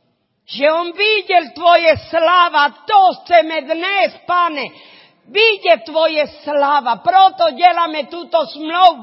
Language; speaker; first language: Czech; non-native, learner; Spanish